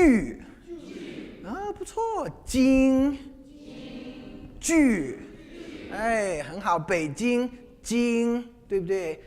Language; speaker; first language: Chinese; non-native, fluent; English